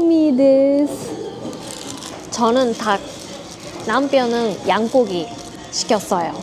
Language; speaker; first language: Korean; non-native, learner; Japanese